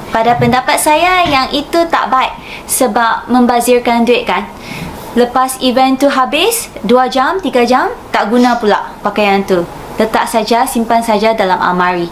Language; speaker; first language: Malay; non-native, fluent; Japanese